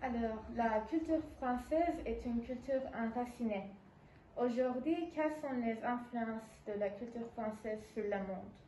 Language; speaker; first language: French; non-native, learner; Turkish